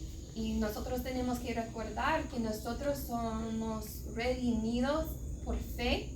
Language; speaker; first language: Spanish; non-native, learner; English